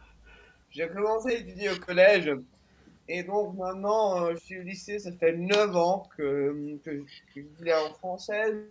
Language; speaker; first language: French; non-native, fluent; Italian